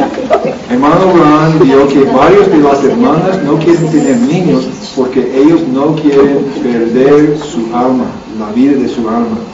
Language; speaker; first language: Spanish; non-native, learner; English